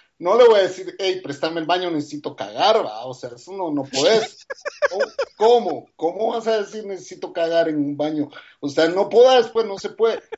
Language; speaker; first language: Spanish; native; Spanish